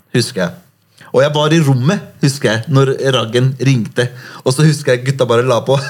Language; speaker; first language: Norwegian; early bilingual, other home language; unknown